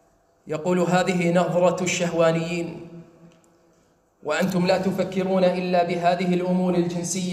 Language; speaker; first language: Arabic; native; Arabic